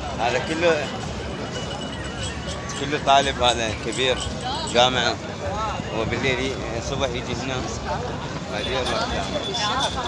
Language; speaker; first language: Arabic; non-native, learner; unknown